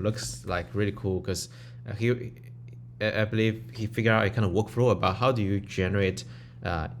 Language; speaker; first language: English; non-native, fluent; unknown